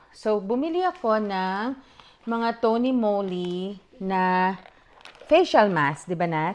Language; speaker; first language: Filipino; native; Filipino